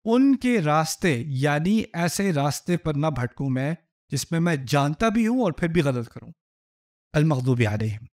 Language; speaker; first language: Urdu; native; Urdu